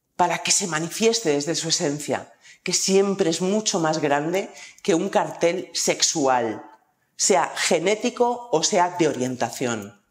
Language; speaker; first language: Spanish; native; Spanish